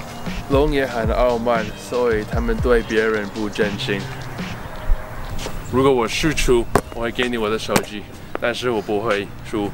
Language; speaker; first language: Chinese; non-native, learner; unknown